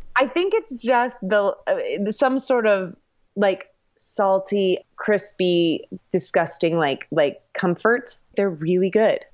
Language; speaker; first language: English; native; English